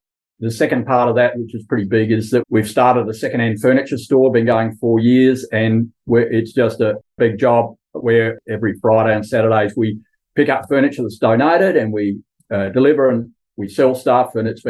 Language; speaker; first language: English; native; English